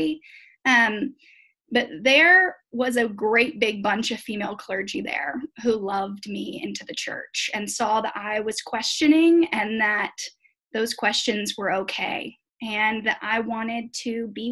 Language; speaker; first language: English; native; English